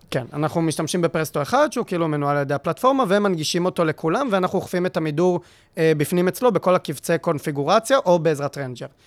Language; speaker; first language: Hebrew; native; Hebrew